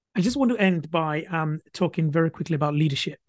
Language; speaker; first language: English; non-native, local second language; Akan